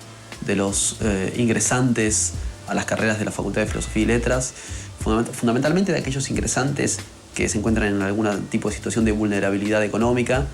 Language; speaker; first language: Spanish; native; Spanish